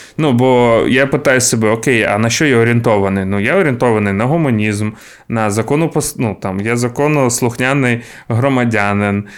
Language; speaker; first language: Ukrainian; non-native, local second language; Russian